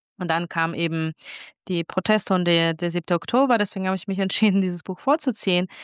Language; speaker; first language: German; early bilingual, other home language; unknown